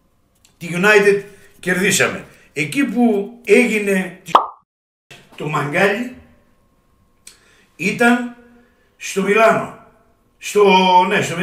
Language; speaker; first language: Greek; native; Greek